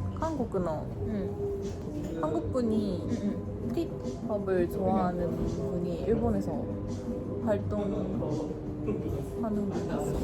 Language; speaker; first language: Korean; early bilingual, heritage; Korean